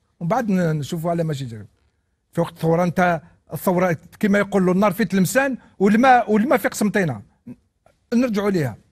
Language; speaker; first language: Arabic; non-native, local second language; Kabyle